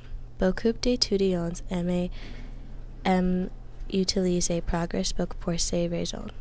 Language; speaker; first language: French; non-native, learner; English